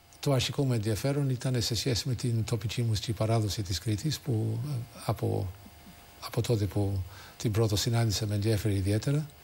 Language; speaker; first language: Greek; non-native, fluent; English